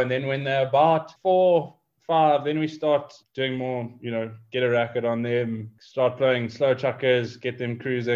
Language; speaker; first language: English; native; English